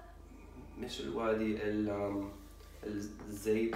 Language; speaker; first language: Arabic; non-native, learner; English